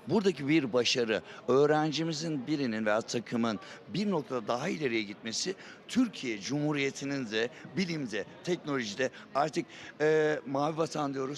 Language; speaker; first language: Turkish; native; Turkish